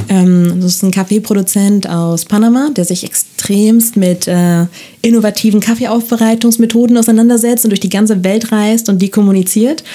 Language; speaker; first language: German; non-native, fluent; Spanish